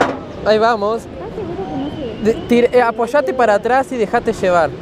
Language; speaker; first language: Spanish; native; Spanish